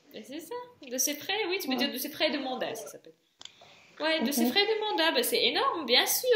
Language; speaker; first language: French; non-native, fluent; Russian